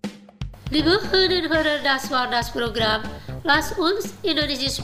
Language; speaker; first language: German; non-native, fluent; Indonesian